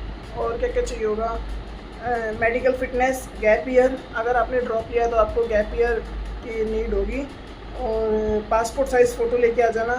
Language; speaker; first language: Hindi; native; Hindi